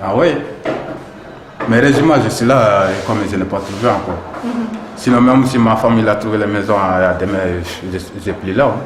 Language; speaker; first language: French; native; French